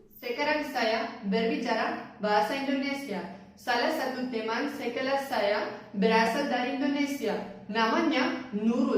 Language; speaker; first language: Indonesian; non-native, learner; Gujarati